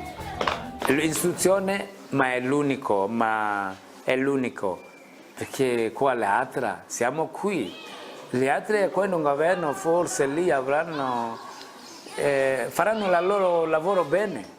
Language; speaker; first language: Italian; non-native, fluent; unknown